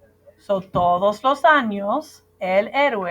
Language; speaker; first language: Spanish; non-native, fluent; English